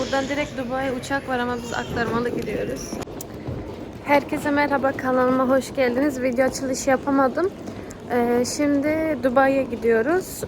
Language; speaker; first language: Turkish; early bilingual, heritage; Turkish